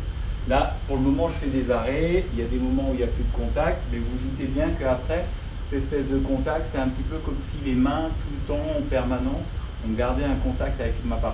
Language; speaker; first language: French; native; French